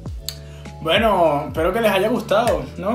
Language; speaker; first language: Spanish; native; Spanish